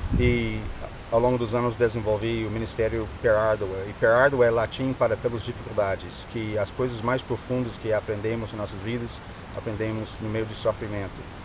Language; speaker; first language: Portuguese; non-native, fluent; English